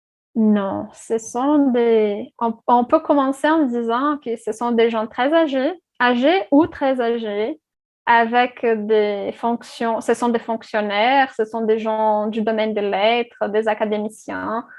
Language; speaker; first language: French; non-native, fluent; Portuguese